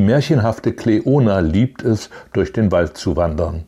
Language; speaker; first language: German; native; German